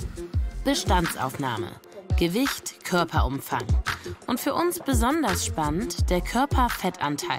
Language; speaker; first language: German; native; German